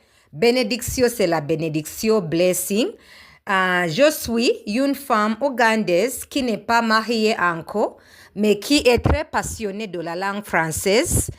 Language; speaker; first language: French; non-native, learner; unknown